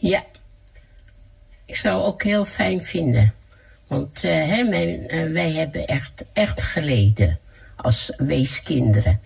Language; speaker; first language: Dutch; early bilingual, other home language; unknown